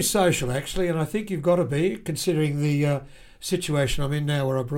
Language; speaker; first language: English; native; English